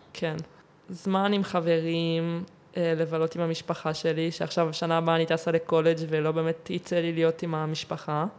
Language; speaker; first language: Hebrew; native; Hebrew